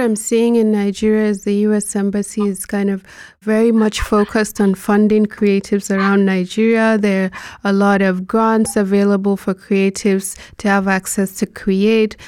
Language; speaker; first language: English; non-native, local second language; Hausa